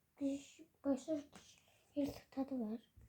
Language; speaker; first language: Turkish; early bilingual, heritage; Turkish